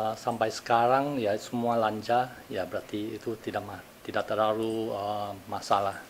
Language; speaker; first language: Indonesian; non-native, fluent; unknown